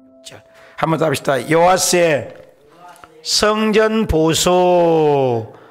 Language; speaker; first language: Korean; native; Korean